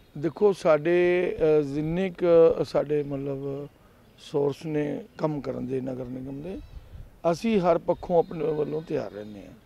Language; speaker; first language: Punjabi; native; Punjabi